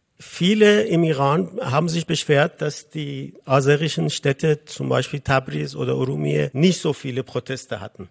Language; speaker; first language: German; non-native, fluent; Persian